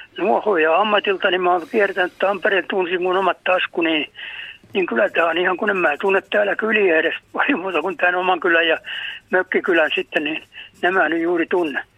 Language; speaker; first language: Finnish; native; Finnish